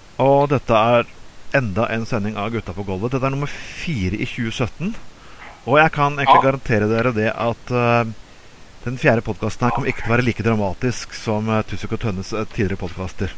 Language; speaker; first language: Norwegian; native; Norwegian